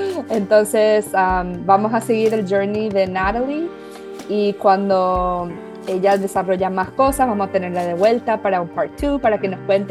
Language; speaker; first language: Spanish; early bilingual, heritage; Spanish